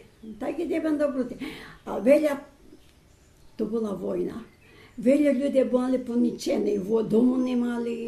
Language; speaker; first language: Slovak; early bilingual, heritage; Slovak